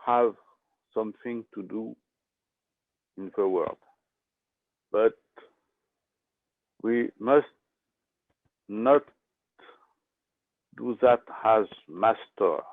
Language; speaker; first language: English; non-native, learner; French